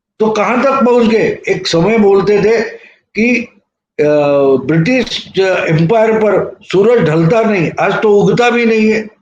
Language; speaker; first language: Hindi; non-native, local second language; Marathi